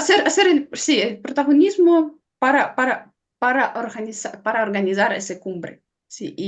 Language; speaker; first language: Spanish; non-native, fluent; Ukrainian